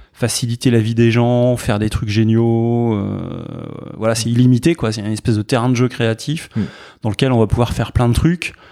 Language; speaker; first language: French; native; French